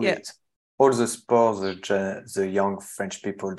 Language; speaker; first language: English; non-native, learner; French